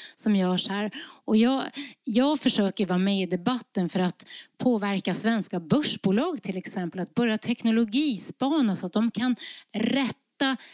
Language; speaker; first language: Swedish; early bilingual, other home language; Norwegian